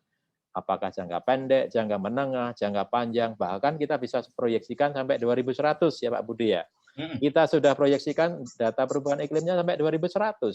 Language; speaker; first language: Indonesian; native; Indonesian